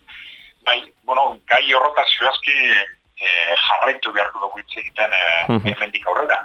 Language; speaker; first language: Basque; native; Basque